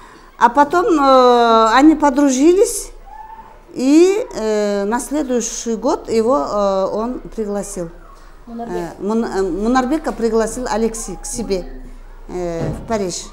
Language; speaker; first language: Russian; non-native, local second language; Kyrgyz